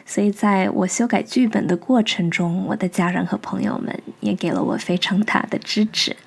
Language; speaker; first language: Chinese; early bilingual, heritage; English